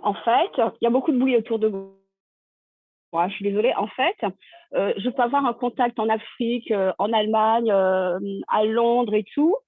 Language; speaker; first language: French; native; French